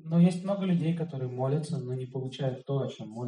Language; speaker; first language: Russian; native; Russian